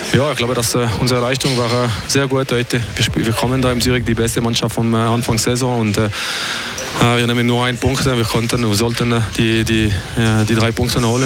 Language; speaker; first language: German; non-native, fluent; French